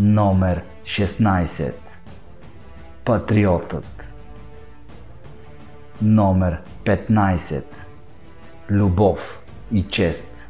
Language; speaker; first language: Bulgarian; native; Bulgarian